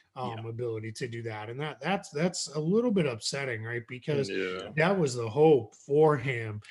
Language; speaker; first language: English; native; English